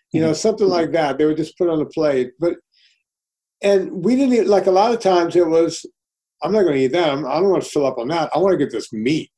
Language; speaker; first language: English; early bilingual, other home language; Italian